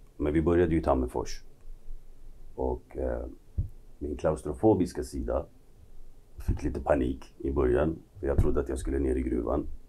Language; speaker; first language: Swedish; early bilingual, other home language; Kurdish